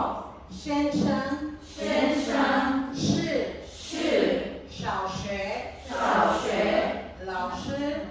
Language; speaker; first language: Chinese; non-native, fluent; Filipino